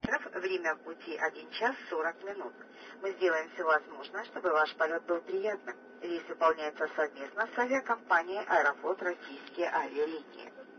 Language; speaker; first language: Russian; native; Russian